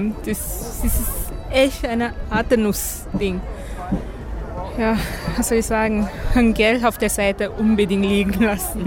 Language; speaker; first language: German; non-native, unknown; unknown